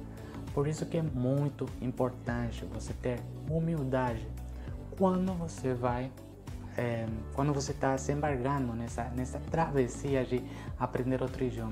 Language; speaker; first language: Portuguese; non-native, fluent; Spanish